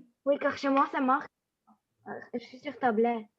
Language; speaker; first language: French; non-native, local second language; Arabic